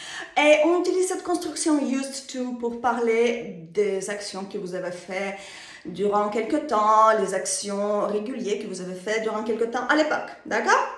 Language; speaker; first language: French; non-native, fluent; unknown